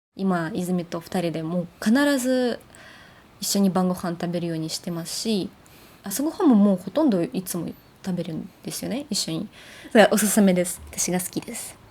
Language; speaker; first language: Japanese; non-native, fluent; Ukrainian